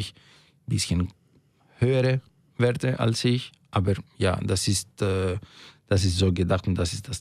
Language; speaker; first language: German; non-native, fluent; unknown